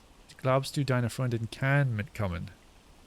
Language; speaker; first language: German; non-native, learner; English